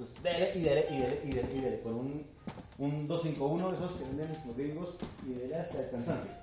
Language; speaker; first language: Spanish; native; Spanish